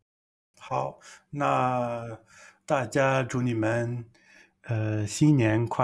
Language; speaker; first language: Chinese; non-native, fluent; English